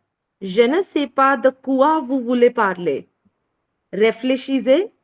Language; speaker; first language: French; non-native, learner; Hindi